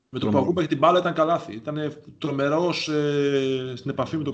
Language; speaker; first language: Greek; native; Greek